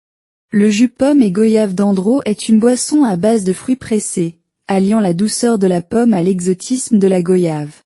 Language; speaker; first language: French; non-native, learner; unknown